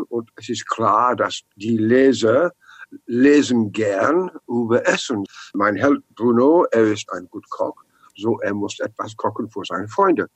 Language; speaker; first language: German; non-native, learner; English